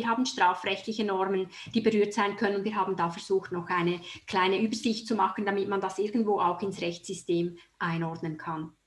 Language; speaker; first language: German; native; German